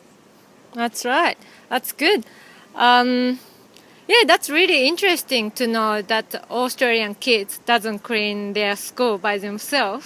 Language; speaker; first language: English; non-native, fluent; Japanese